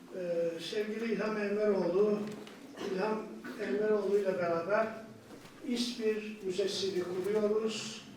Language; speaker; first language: Turkish; native; Turkish